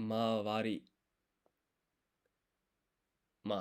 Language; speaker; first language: Japanese; non-native, learner; English